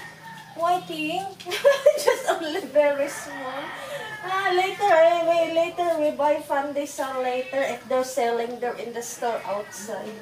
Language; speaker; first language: English; non-native, learner; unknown